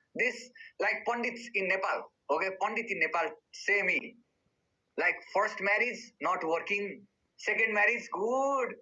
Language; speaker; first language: English; non-native, learner; Nepali